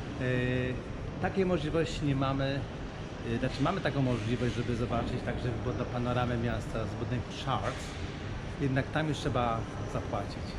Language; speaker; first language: Polish; native; Polish